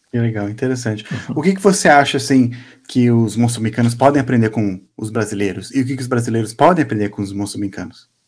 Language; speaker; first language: Portuguese; native; Portuguese